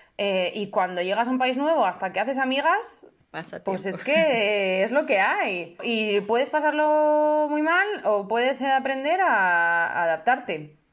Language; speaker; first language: Spanish; native; Spanish